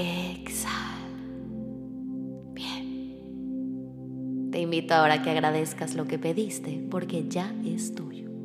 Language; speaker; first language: Spanish; native; Spanish